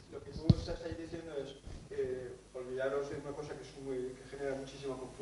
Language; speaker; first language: Spanish; native; Spanish